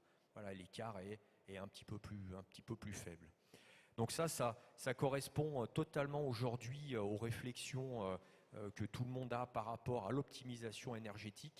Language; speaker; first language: French; native; French